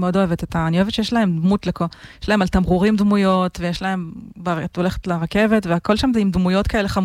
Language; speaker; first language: Hebrew; native; Hebrew